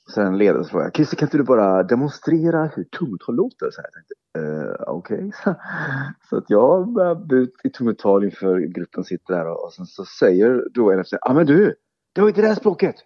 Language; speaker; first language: Swedish; native; Swedish